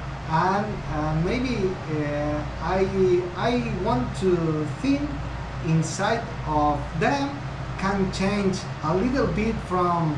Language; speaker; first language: English; non-native, learner; Spanish